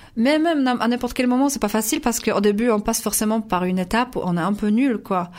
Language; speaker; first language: French; non-native, fluent; Polish